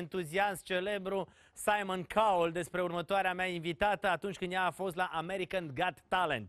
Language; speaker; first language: Romanian; native; Romanian